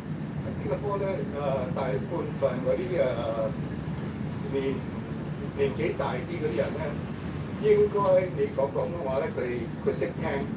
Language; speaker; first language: Cantonese; early bilingual, heritage; Cantonese